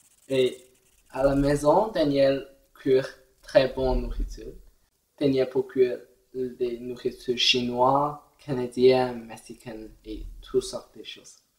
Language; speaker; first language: French; non-native, learner; Chinese